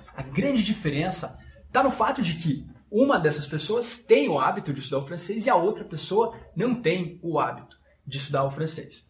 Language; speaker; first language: Portuguese; non-native, fluent; French